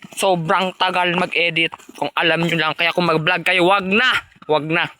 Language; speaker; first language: Filipino; non-native, local second language; Cebuano